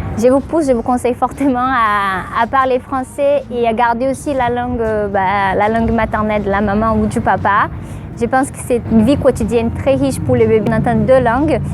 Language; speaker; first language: French; non-native, fluent; Portuguese